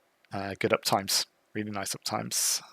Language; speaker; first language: English; native; English